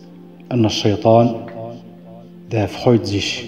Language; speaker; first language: German; non-native, fluent; Arabic